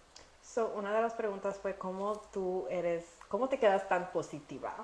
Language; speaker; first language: Spanish; early bilingual, heritage; Spanish